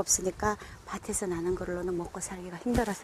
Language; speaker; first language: Korean; native; Korean